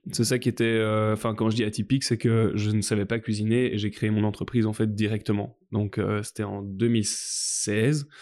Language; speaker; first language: French; native; French